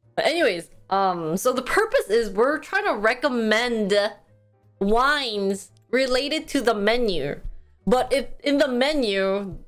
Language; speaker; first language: English; early bilingual, other home language; Korean